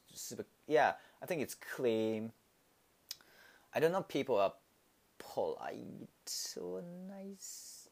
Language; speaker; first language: English; non-native, learner; Japanese